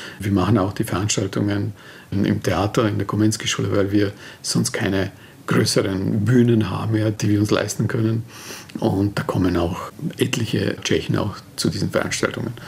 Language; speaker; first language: German; non-native, fluent; Slovak